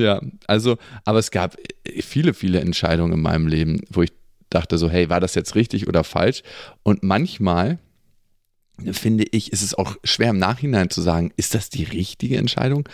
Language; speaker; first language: German; native; German